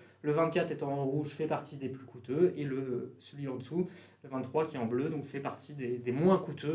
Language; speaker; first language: French; native; French